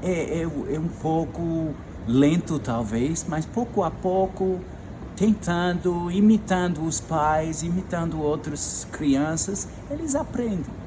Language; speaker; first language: Portuguese; non-native, fluent; English